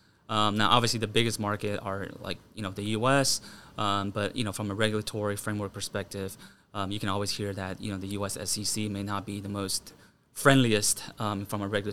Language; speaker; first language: English; native; English